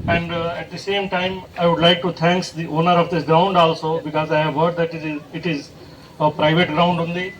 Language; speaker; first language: English; non-native, local second language; Telugu